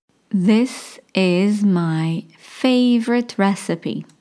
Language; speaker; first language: English; non-native, fluent; Arabic